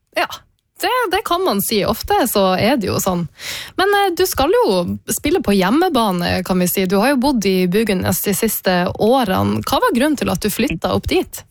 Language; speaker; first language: Norwegian; native; Norwegian